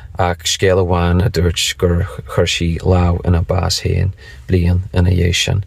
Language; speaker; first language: Irish; native; Irish